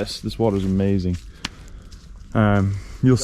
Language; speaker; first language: English; native; English